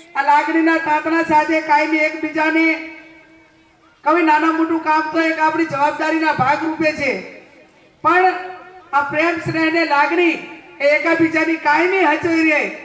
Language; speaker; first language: Gujarati; native; Gujarati